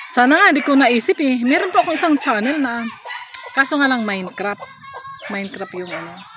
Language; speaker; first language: Filipino; non-native, local second language; Hiligaynon